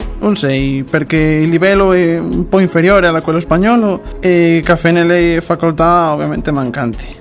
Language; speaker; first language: Italian; non-native, learner; Spanish